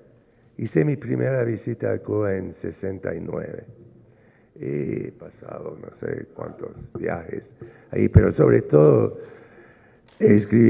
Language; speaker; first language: Spanish; non-native, fluent; English